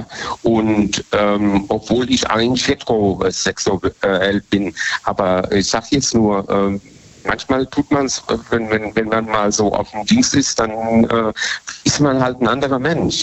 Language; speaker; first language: German; native; German